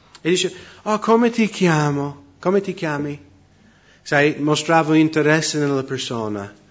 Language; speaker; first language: Italian; non-native, fluent; English